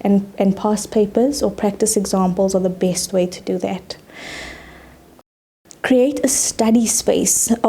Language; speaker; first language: English; native; English